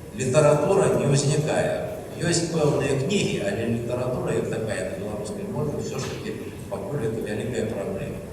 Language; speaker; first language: Belarusian; native; Belarusian